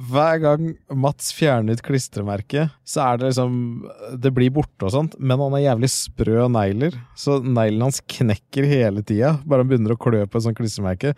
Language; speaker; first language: Norwegian; native; Norwegian